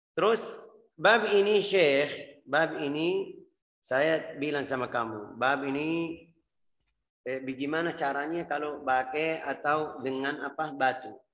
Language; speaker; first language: Indonesian; non-native, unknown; Arabic